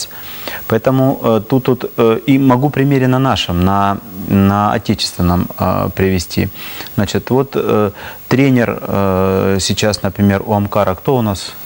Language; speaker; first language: Russian; native; Russian